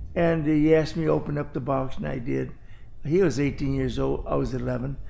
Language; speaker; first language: English; native; English